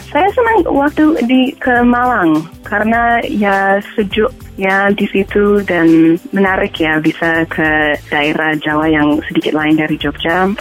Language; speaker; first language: Indonesian; non-native, fluent; English